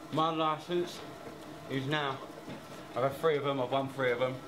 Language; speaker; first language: English; native; English